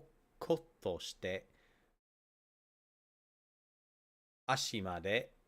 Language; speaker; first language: Japanese; non-native, learner; English